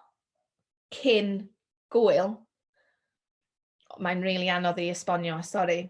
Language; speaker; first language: Welsh; non-native, local second language; English